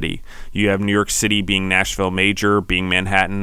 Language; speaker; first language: English; native; English